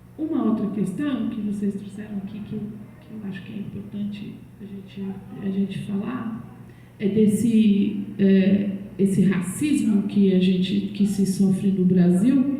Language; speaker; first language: Portuguese; native; Portuguese